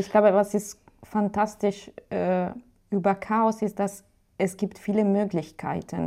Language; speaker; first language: German; non-native, fluent; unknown